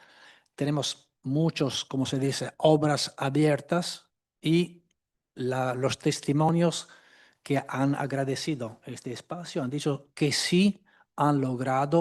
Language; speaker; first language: Spanish; non-native, fluent; Italian